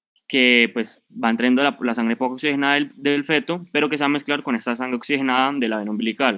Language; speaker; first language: Spanish; native; Spanish